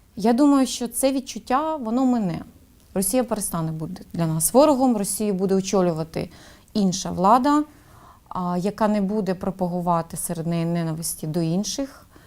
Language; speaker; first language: Ukrainian; non-native, local second language; Russian